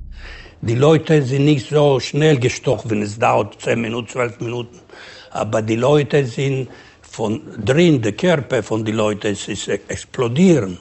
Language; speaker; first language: German; non-native, fluent; Ladino